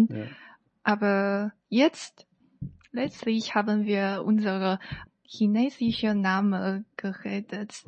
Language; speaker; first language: German; non-native, learner; Chinese